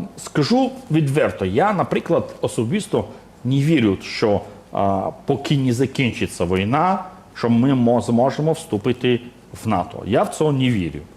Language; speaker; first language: Ukrainian; native; Ukrainian